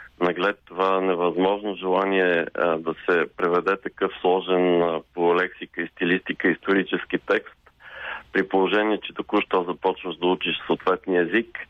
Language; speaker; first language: Bulgarian; native; Bulgarian